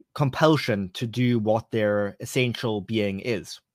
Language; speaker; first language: English; native; English